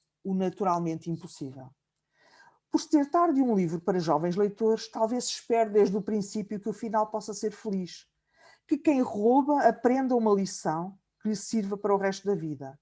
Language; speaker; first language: Portuguese; native; Portuguese